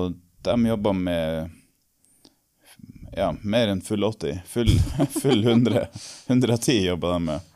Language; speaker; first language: Norwegian; native; Norwegian